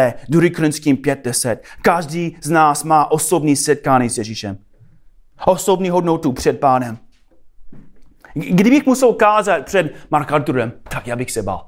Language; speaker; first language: Czech; non-native, fluent; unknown